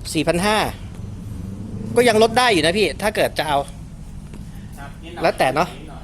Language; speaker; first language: Thai; native; Thai